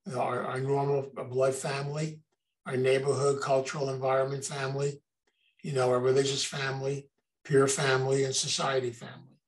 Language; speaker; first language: English; native; English